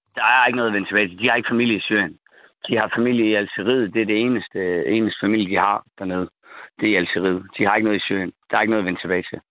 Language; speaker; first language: Danish; native; Danish